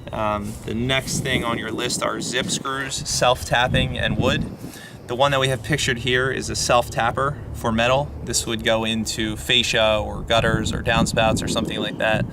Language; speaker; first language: English; native; English